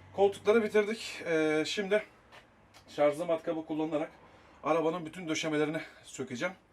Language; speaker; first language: Turkish; native; Turkish